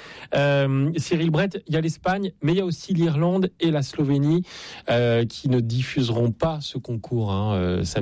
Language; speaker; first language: French; native; French